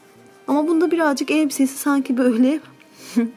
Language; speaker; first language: Turkish; native; Turkish